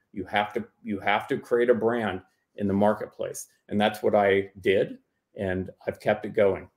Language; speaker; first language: English; native; English